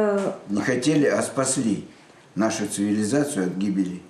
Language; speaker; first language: Russian; native; Russian